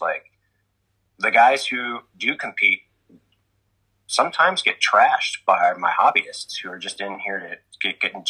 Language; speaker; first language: English; native; English